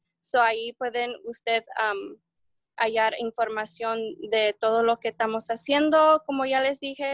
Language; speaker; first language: Spanish; early bilingual, heritage; Spanish